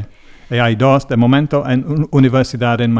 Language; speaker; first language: Spanish; non-native, learner; English